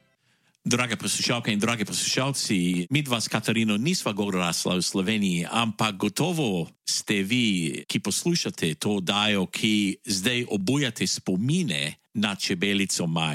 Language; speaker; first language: Slovenian; early bilingual, heritage; Slovenian